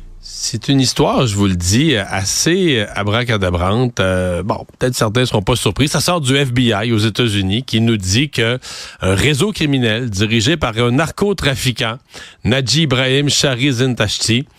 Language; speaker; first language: French; native; French